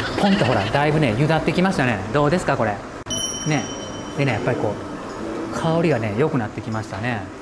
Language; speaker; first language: Japanese; native; Japanese